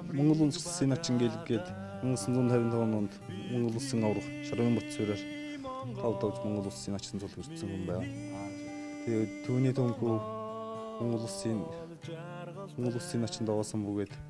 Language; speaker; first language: Mongolian; native; Mongolian